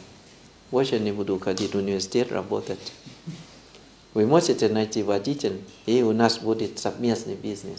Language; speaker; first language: Russian; non-native, fluent; Thai